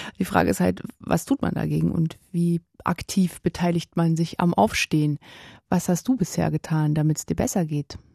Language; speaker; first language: German; native; German